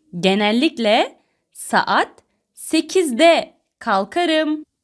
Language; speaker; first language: Turkish; non-native, fluent; Arabic